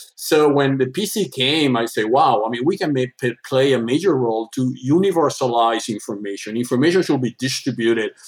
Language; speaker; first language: English; non-native, fluent; Spanish